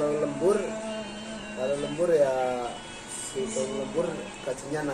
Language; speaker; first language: Indonesian; non-native, local second language; Javanese